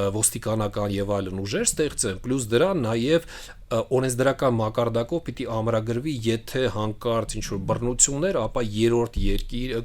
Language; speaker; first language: Armenian; native; Armenian